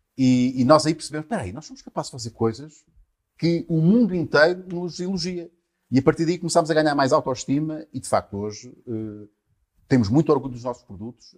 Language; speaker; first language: Portuguese; native; Portuguese